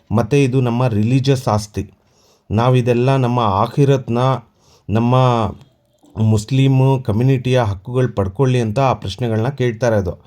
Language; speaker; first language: Kannada; non-native, local second language; Urdu